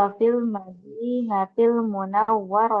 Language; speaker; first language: Arabic; non-native, learner; Indonesian